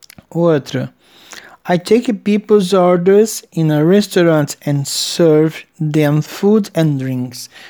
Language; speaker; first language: English; non-native, fluent; Portuguese